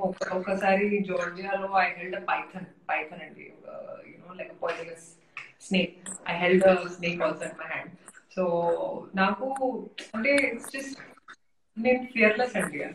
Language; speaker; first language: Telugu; non-native, fluent; Hindi